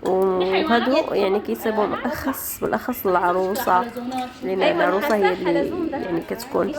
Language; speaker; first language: Arabic; native; Arabic